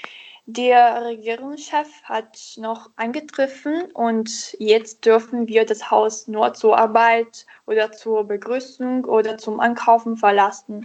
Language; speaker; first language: German; non-native, learner; Italian